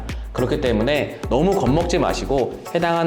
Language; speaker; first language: Korean; native; Korean